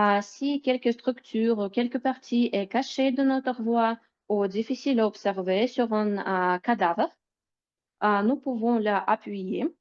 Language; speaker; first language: French; non-native, fluent; Russian